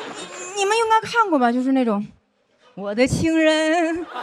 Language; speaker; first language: Chinese; native; Chinese